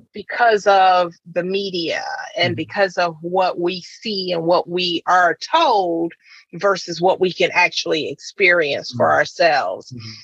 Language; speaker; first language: English; native; English